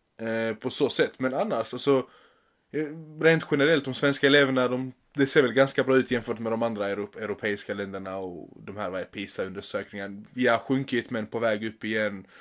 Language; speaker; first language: Swedish; native; Swedish